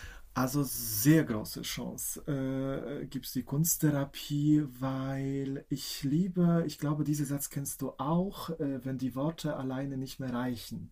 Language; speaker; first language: German; non-native, fluent; Polish